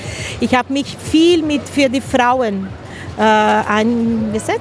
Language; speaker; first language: German; non-native, fluent; Spanish